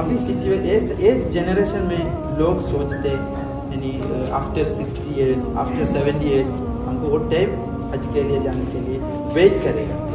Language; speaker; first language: Hindi; non-native, local second language; Malayalam